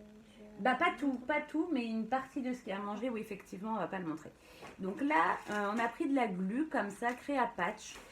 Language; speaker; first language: French; native; French